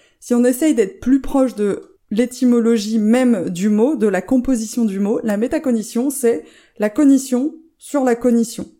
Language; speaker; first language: French; native; French